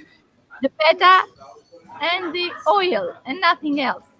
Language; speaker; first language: English; non-native, fluent; Greek